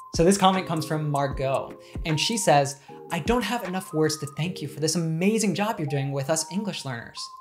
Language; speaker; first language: English; native; English